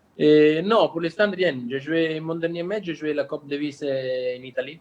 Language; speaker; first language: French; non-native, learner; Italian